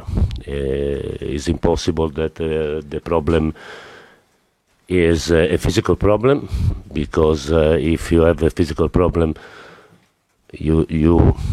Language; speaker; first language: English; non-native, fluent; Italian